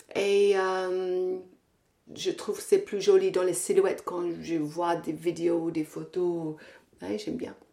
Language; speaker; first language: French; non-native, fluent; English